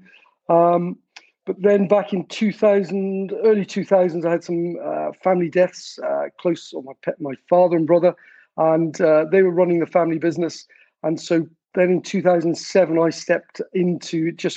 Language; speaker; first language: English; native; English